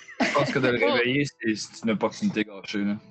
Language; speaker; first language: French; native; French